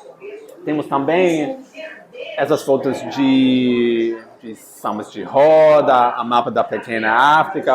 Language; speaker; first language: Portuguese; non-native, fluent; English